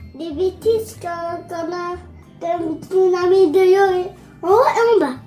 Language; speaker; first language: French; early bilingual, other home language; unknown